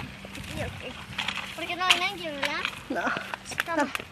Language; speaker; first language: Spanish; early bilingual, heritage; Spanish